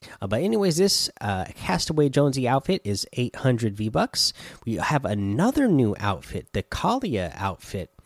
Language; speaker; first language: English; native; English